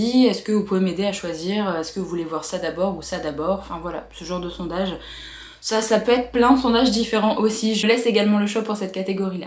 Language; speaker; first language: French; native; French